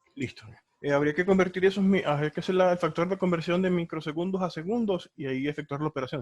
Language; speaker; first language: Spanish; native; Spanish